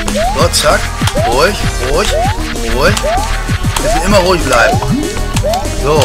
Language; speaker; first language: German; native; German